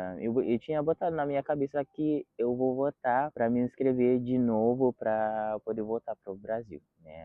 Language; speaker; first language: Portuguese; non-native, fluent; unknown